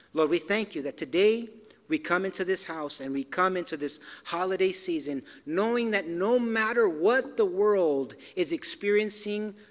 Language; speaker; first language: English; early bilingual, other home language; Spanish